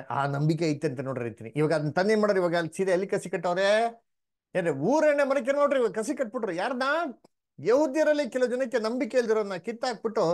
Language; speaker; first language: Kannada; native; Kannada